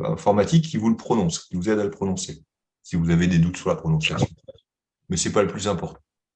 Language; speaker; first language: French; native; French